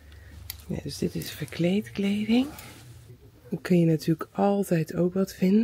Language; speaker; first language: Dutch; native; Dutch